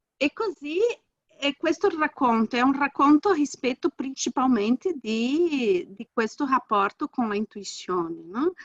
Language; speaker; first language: Italian; non-native, fluent; Portuguese